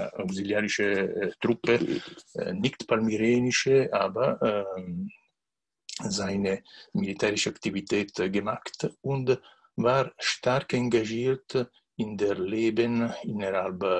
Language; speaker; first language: German; non-native, learner; Italian